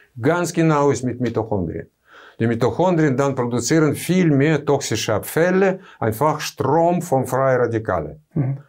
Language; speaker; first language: German; non-native, fluent; Russian